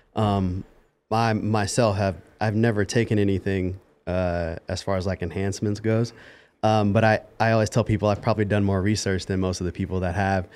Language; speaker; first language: English; native; English